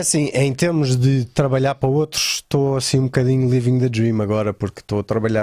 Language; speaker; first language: Portuguese; native; Portuguese